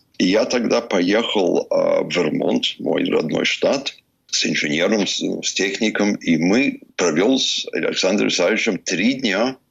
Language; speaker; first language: Russian; early bilingual, heritage; English